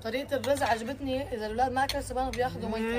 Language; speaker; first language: Arabic; native; Arabic